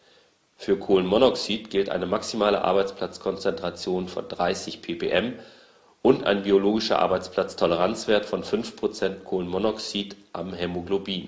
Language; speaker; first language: German; native; German